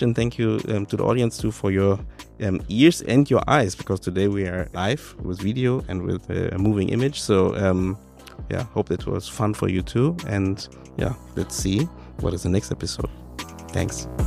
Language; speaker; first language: English; non-native, fluent; German